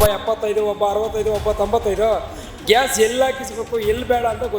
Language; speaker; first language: Kannada; native; Kannada